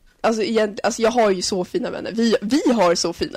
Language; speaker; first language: Swedish; native; Swedish